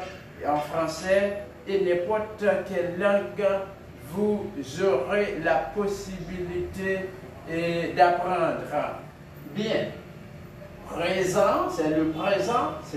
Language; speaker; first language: French; non-native, local second language; Haitian Creole